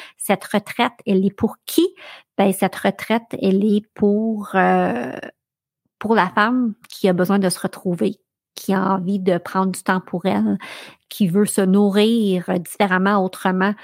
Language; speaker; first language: French; native; French